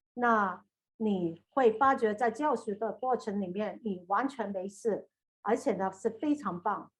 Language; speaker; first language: Chinese; native; Chinese